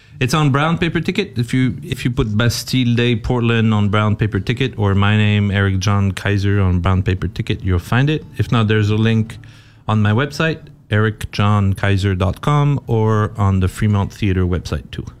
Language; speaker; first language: English; non-native, fluent; French